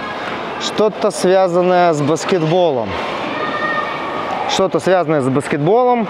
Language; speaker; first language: Russian; native; Russian